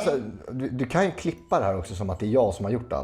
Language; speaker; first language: Swedish; native; Swedish